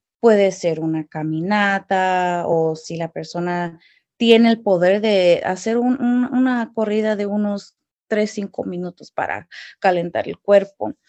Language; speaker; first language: Spanish; early bilingual, heritage; Spanish